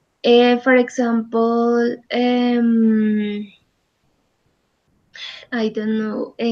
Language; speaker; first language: English; non-native, learner; Spanish